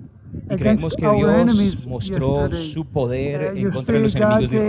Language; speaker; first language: Spanish; native; Spanish